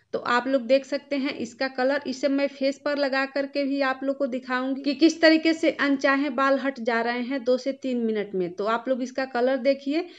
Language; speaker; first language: Hindi; native; Hindi